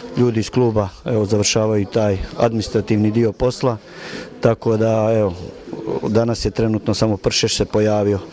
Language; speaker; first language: Bosnian; native; Bosnian